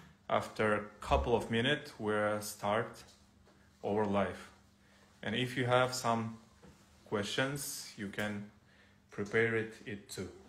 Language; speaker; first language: English; non-native, learner; Kazakh